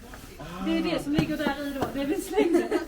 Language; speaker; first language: Swedish; native; Swedish